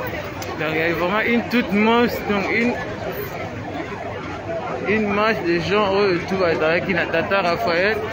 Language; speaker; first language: French; non-native, local second language; Lingala